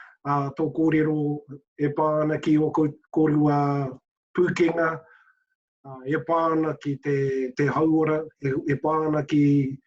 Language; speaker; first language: Māori; non-native, local second language; English